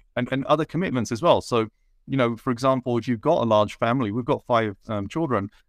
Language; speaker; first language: English; native; English